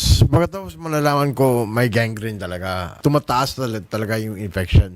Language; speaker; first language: Filipino; non-native, learner; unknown